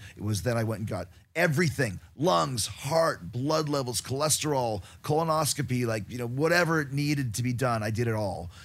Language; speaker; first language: English; native; English